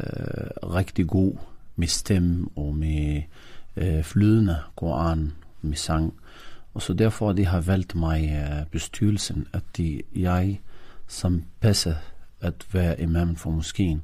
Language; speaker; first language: Danish; non-native, fluent; Arabic